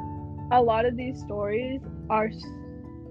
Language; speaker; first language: English; native; English